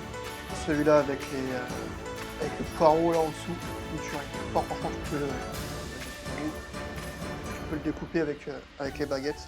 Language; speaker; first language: French; native; French